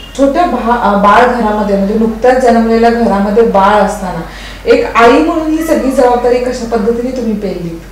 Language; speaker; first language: Marathi; native; Marathi